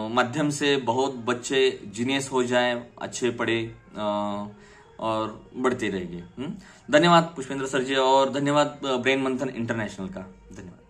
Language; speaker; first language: Hindi; non-native, local second language; Marathi